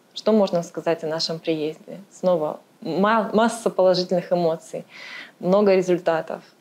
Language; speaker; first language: Russian; native; Russian